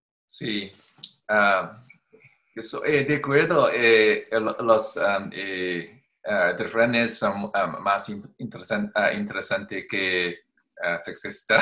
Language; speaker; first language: Spanish; non-native, learner; Chinese